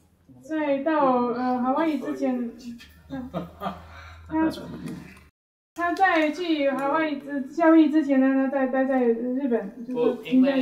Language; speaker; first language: Chinese; native; Chinese